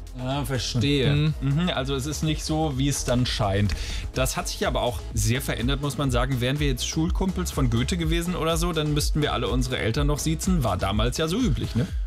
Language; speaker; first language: German; native; German